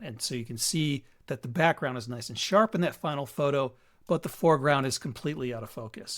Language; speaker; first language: English; native; English